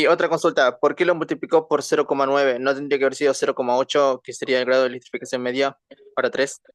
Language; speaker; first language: Spanish; native; Spanish